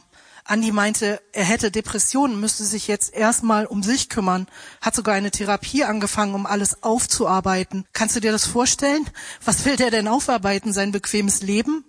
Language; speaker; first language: German; native; German